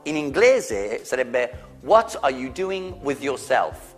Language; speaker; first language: English; native; English